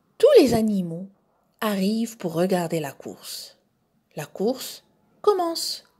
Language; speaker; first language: French; non-native, local second language; Arabic